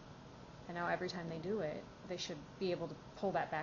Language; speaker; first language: English; native; English